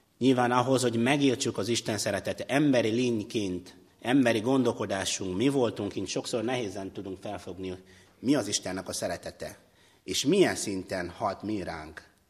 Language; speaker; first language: Hungarian; non-native, fluent; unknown